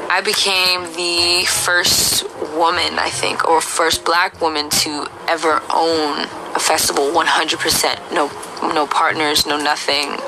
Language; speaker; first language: English; native; English